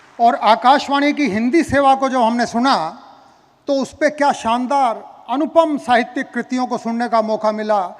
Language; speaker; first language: Hindi; native; Hindi